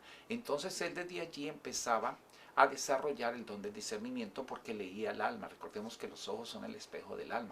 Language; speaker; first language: Spanish; native; Spanish